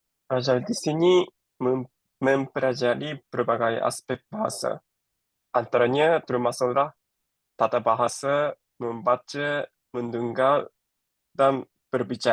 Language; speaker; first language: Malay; non-native, learner; Japanese